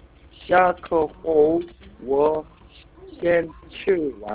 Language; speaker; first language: Chinese; non-native, learner; Korean